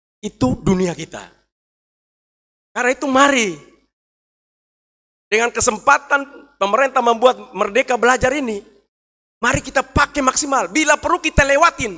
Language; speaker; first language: Indonesian; native; Indonesian